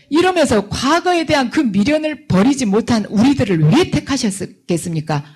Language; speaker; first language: Korean; native; Korean